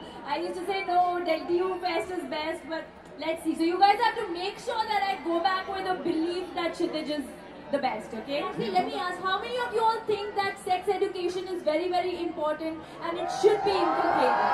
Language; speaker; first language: English; non-native, local second language; Hindi